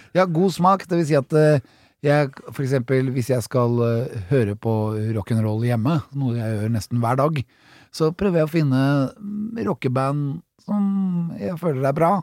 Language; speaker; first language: Norwegian; native; Norwegian